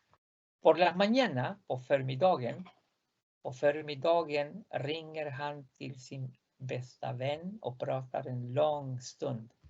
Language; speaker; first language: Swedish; non-native, fluent; Spanish